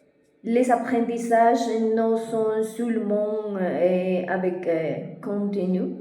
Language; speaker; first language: French; non-native, fluent; Spanish